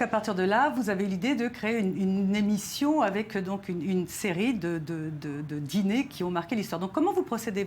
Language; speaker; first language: French; native; French